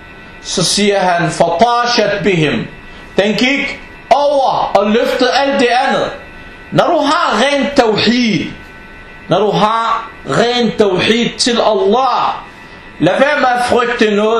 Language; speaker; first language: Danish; early bilingual, other home language; Arabic